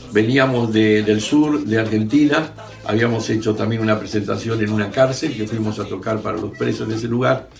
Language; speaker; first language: Spanish; native; Spanish